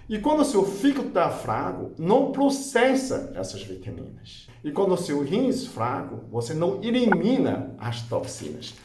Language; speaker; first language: Portuguese; non-native, fluent; Chinese